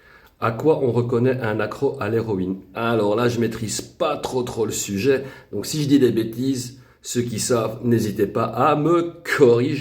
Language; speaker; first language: French; native; French